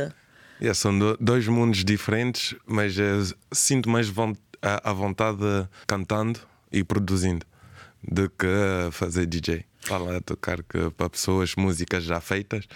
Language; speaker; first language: Portuguese; early bilingual, heritage; Portuguese